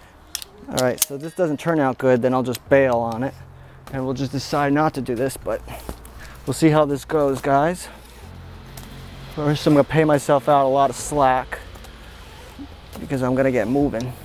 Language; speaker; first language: English; native; English